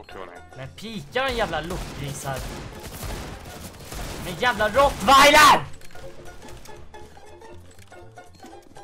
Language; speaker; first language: Swedish; native; Swedish